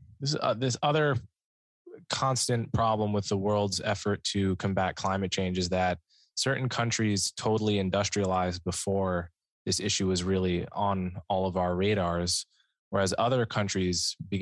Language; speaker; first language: English; native; English